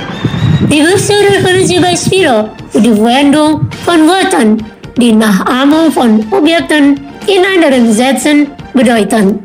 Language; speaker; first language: German; non-native, learner; Indonesian